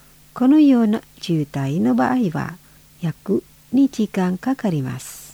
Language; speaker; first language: Japanese; non-native, fluent; Indonesian